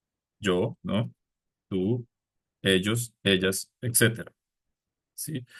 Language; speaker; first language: Spanish; non-native, fluent; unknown